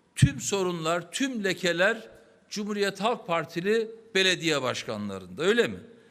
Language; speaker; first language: Turkish; native; Turkish